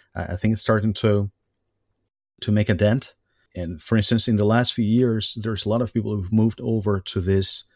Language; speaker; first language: English; non-native, fluent; Spanish